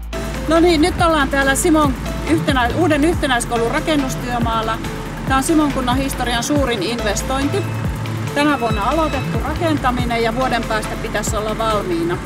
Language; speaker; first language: Finnish; native; Finnish